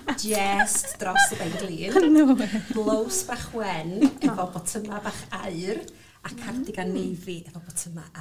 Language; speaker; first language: Welsh; native; Welsh